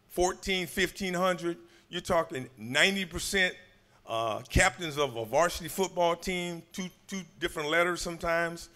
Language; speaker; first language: English; native; English